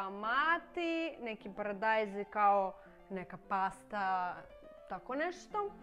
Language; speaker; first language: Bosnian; non-native, learner; Russian